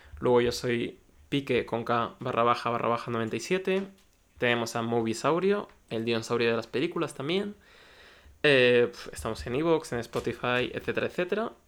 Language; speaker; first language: Spanish; early bilingual, other home language; Russian